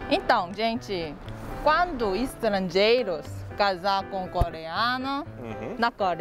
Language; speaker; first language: Portuguese; non-native, fluent; Korean